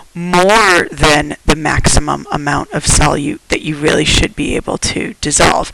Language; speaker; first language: English; native; English